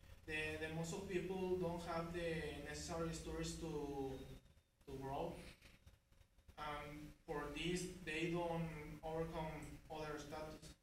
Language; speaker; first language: English; non-native, learner; Spanish